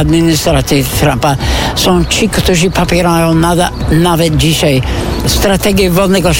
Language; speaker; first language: Polish; non-native, fluent; English